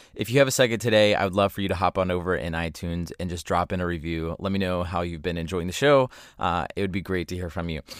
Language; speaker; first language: English; native; English